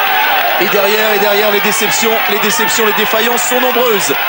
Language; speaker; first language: French; native; French